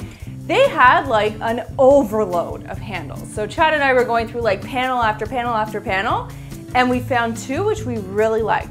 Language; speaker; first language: English; native; English